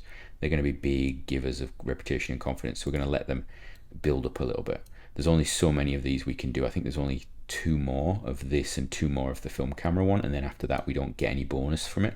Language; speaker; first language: English; native; English